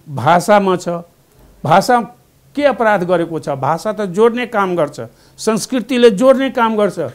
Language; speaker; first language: Nepali; non-native, local second language; Maithili